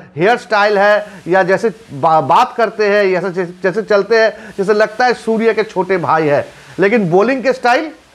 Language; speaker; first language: Hindi; non-native, local second language; Bangla